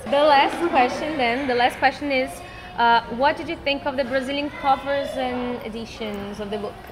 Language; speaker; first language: English; non-native, fluent; Portuguese